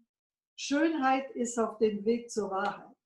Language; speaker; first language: German; non-native, fluent; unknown